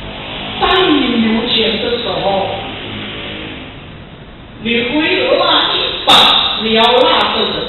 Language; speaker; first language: Chinese; early bilingual, heritage; Chinese